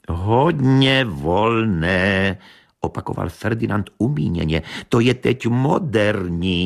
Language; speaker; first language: Czech; native; Czech